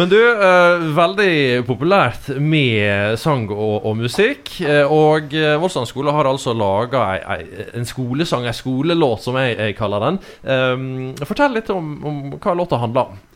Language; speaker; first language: Norwegian; native; Norwegian